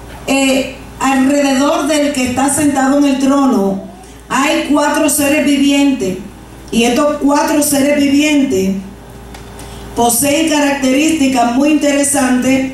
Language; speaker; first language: Spanish; native; Spanish